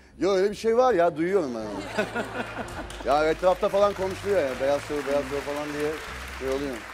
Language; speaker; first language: Turkish; native; Turkish